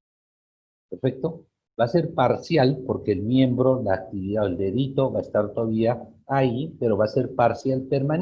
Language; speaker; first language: Spanish; native; Spanish